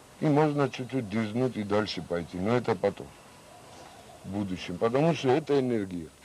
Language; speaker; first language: Russian; non-native, local second language; Georgian